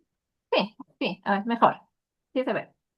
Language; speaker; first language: Spanish; native; Spanish